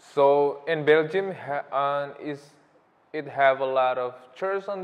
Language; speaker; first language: English; non-native, learner; Indonesian